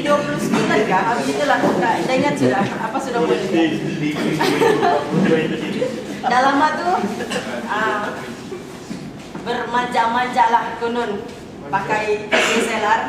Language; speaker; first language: Malay; native; Malay